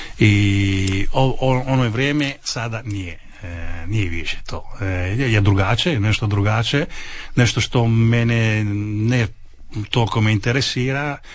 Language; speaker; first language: Croatian; non-native, learner; Italian